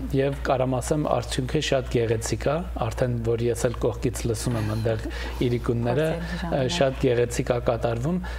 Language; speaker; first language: Armenian; native; Armenian